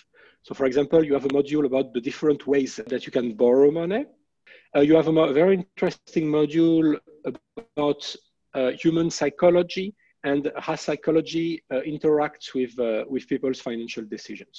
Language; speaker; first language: English; non-native, fluent; French